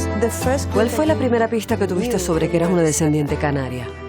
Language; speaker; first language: Spanish; native; Spanish